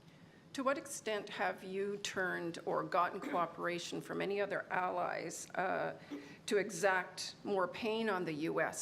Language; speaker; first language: English; native; English